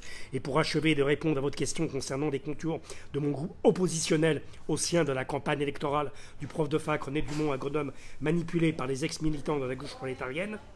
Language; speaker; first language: French; native; French